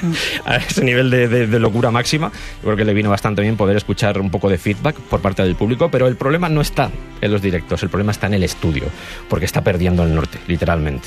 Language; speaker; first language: Spanish; native; Spanish